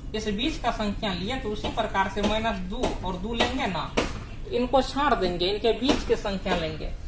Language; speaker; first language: Hindi; native; Hindi